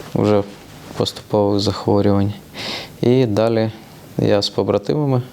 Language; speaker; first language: Ukrainian; native; Ukrainian